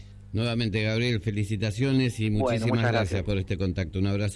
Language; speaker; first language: Spanish; native; Spanish